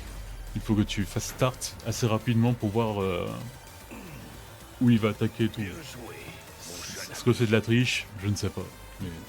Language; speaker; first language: French; native; French